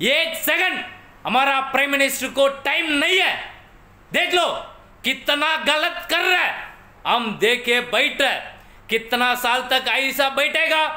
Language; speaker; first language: Hindi; non-native, local second language; Tamil